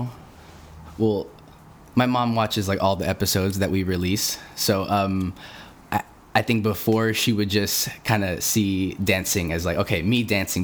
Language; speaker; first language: English; native; English